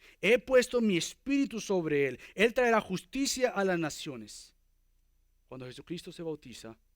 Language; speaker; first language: Spanish; native; Spanish